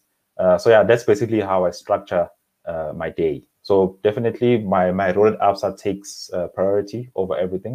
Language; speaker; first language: English; non-native, local second language; Zulu